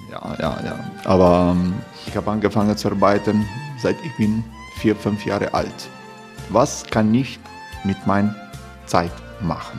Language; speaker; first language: German; non-native, learner; Croatian